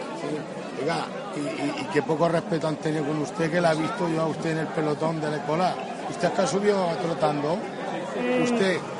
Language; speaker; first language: Spanish; native; Spanish